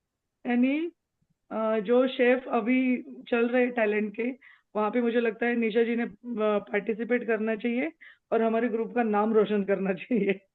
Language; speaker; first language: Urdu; non-native, local second language; Marathi